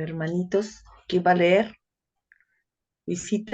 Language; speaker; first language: Spanish; native; Spanish